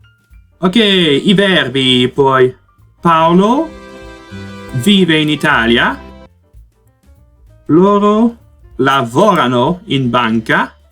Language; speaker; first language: Italian; non-native, learner; Portuguese